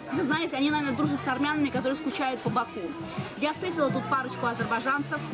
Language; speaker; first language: Russian; native; Russian